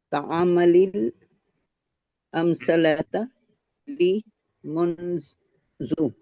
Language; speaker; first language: Arabic; non-native, learner; Urdu